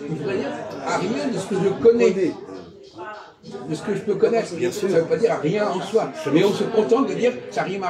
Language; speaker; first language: French; native; French